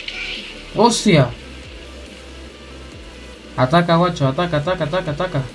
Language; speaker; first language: Spanish; native; Spanish